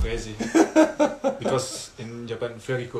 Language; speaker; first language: English; non-native, learner; Indonesian